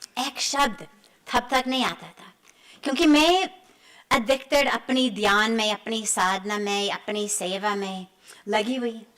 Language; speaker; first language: Hindi; non-native, fluent; English